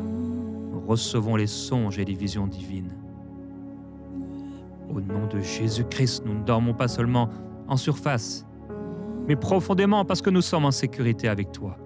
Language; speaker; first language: French; native; French